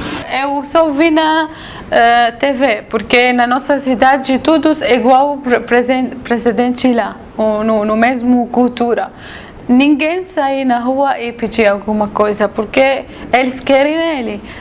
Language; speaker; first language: Portuguese; non-native, learner; Arabic